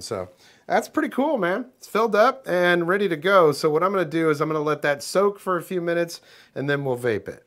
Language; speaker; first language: English; native; English